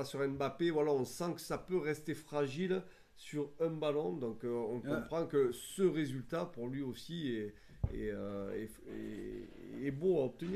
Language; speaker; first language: French; native; French